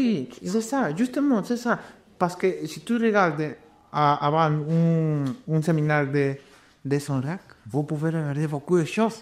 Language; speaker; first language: French; non-native, learner; Spanish